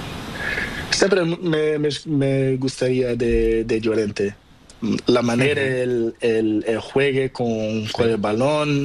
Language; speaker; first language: Spanish; non-native, learner; Portuguese